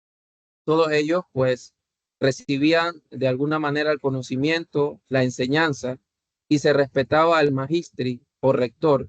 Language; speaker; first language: Spanish; native; Spanish